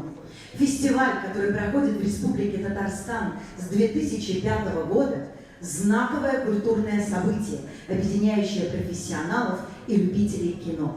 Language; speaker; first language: Russian; native; Russian